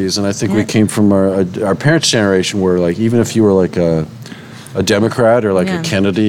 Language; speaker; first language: English; native; English